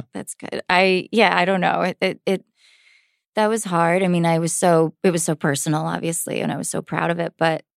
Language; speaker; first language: English; native; English